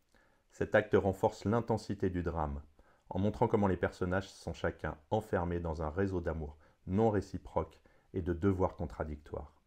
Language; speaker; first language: French; native; French